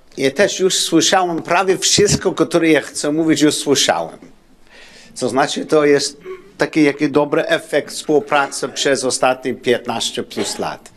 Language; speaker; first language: Polish; non-native, learner; English